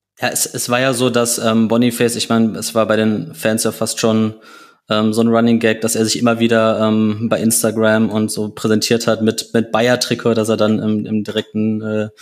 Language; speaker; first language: German; native; German